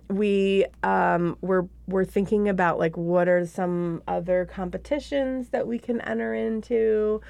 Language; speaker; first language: English; native; English